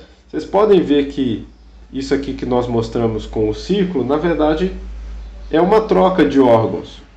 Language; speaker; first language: Portuguese; native; Portuguese